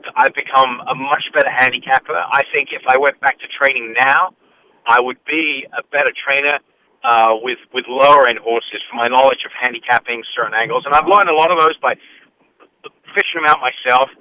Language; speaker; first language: English; native; English